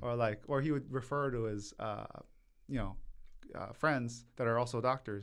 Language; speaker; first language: English; early bilingual, other home language; Korean